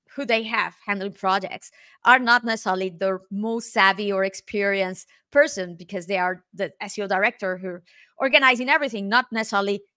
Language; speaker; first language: English; non-native, fluent; Spanish